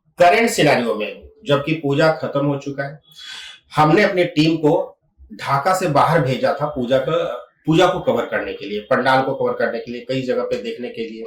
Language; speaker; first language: Hindi; native; Hindi